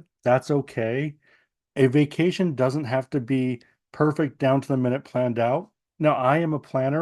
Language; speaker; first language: English; native; English